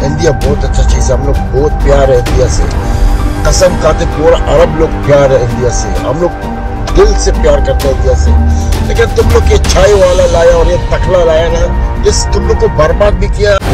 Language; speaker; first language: Hindi; non-native, learner; Arabic